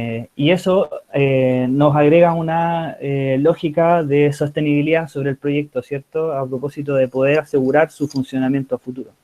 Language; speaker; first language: Spanish; native; Spanish